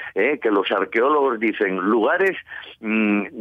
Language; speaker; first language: Spanish; native; Spanish